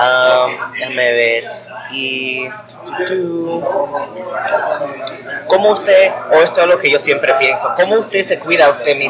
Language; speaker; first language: Spanish; early bilingual, heritage; English